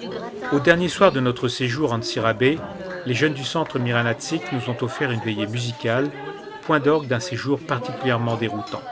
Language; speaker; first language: French; native; French